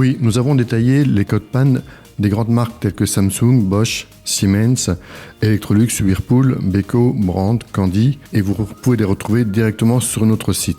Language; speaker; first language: French; native; French